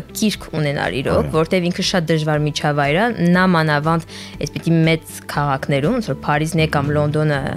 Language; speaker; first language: Armenian; early bilingual, heritage; French